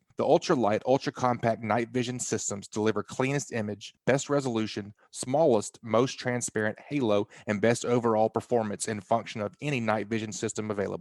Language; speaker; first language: English; native; English